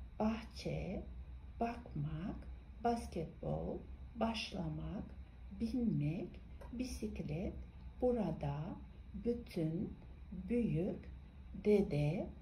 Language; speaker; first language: Turkish; non-native, fluent; Kazakh